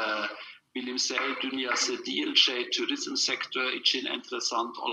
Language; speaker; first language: Turkish; non-native, learner; German